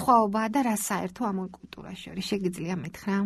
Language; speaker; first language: Georgian; native; Georgian